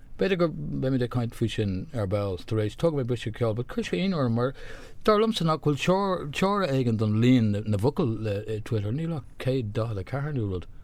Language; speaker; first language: Irish; non-native, local second language; English